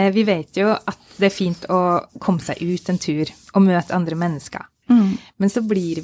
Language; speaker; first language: Norwegian; native; Norwegian